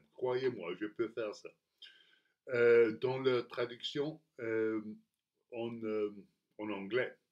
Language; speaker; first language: French; non-native, learner; Spanish